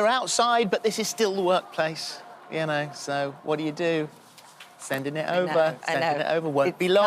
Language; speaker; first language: English; native; English